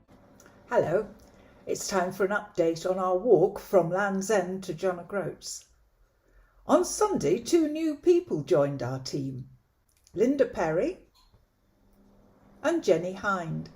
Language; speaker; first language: English; native; English